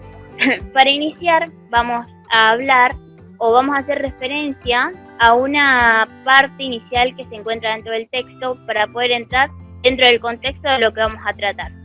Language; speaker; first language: Spanish; native; Spanish